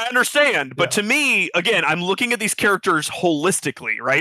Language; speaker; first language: English; native; English